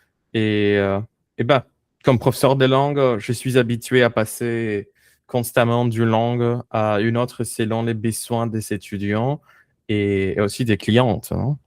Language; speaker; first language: French; non-native, fluent; Spanish